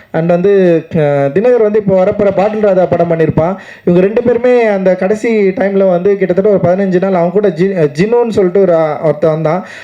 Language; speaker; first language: Tamil; native; Tamil